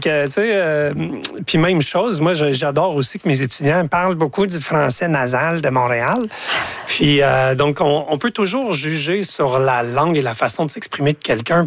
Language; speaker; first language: French; native; French